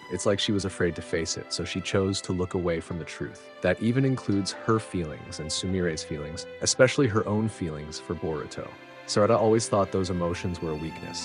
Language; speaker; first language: English; non-native, fluent; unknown